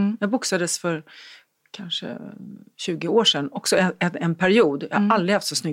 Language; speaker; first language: Swedish; native; Swedish